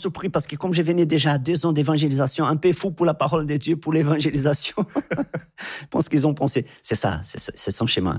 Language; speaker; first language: French; non-native, fluent; Portuguese